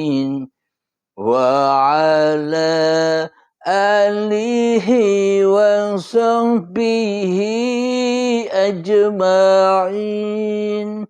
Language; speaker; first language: Indonesian; non-native, local second language; Javanese